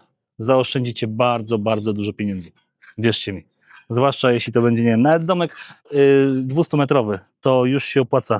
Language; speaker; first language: Polish; native; Polish